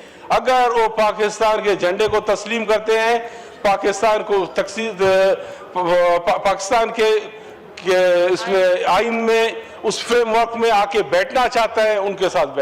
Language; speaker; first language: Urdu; non-native, local second language; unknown